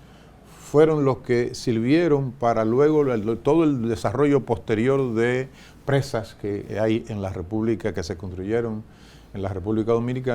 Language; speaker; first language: Spanish; native; Spanish